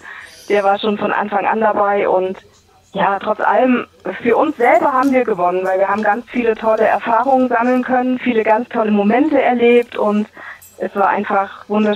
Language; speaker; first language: German; native; German